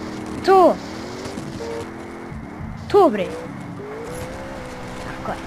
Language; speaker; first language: Bosnian; native; Bosnian